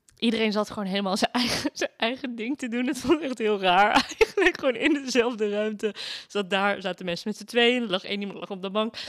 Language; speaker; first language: Dutch; native; Dutch